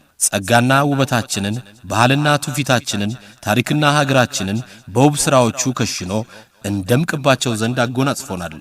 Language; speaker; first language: Amharic; native; Amharic